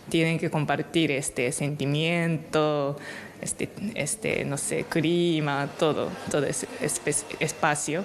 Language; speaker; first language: Spanish; non-native, fluent; Japanese